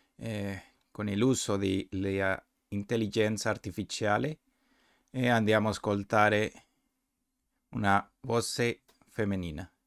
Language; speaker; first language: Italian; non-native, learner; Spanish